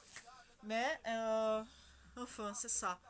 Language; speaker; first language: French; non-native, learner; Spanish